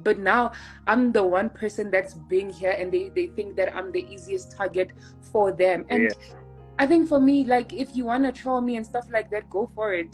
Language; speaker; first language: English; non-native, local second language; Tswana